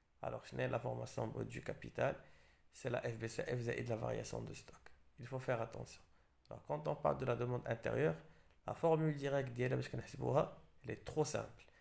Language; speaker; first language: French; non-native, local second language; Arabic